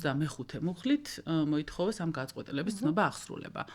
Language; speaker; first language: Georgian; native; Georgian